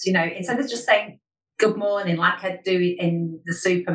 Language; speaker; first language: English; native; English